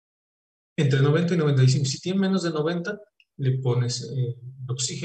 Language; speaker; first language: Spanish; native; Spanish